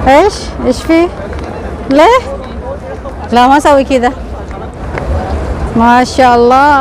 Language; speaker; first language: Arabic; non-native, local second language; Indonesian